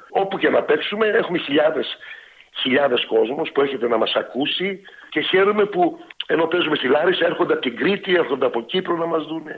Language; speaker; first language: Greek; early bilingual, heritage; Greek